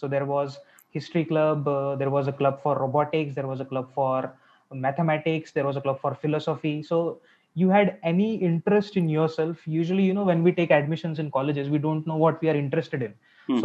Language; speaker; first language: English; non-native, local second language; Marathi